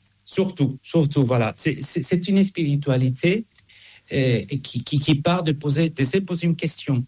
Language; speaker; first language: French; non-native, fluent; Spanish